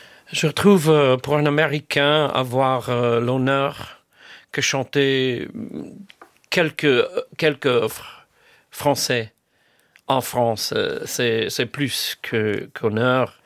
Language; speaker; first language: French; non-native, learner; English